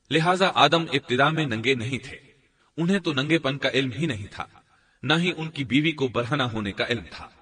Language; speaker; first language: Urdu; native; Urdu